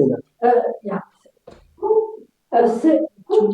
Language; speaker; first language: German; native; German